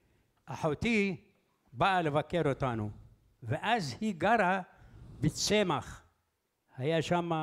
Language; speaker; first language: Hebrew; early bilingual, other home language; Arabic